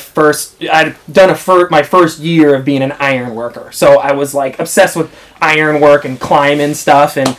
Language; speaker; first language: English; native; English